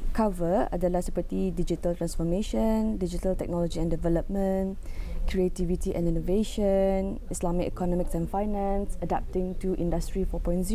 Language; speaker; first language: English; non-native, local second language; Malay